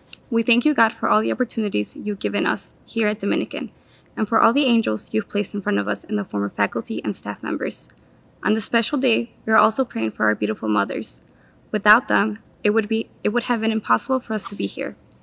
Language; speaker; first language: English; early bilingual, other home language; Spanish